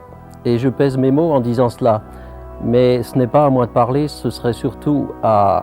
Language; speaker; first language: French; native; French